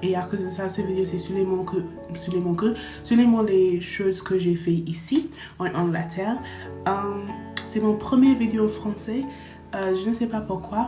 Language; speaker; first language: French; non-native, learner; English